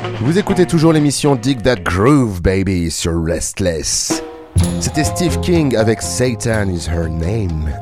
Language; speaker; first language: French; native; French